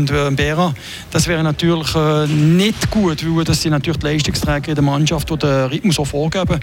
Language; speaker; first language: German; native; German